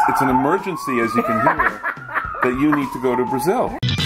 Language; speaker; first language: English; native; English